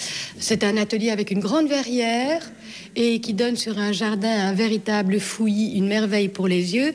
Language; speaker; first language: French; native; French